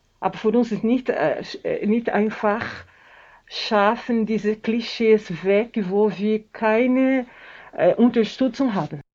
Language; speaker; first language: German; non-native, learner; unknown